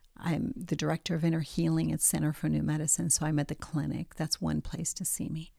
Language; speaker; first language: English; early bilingual, other home language; Spanish